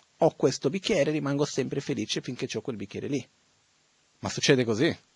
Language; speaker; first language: Italian; non-native, fluent; Portuguese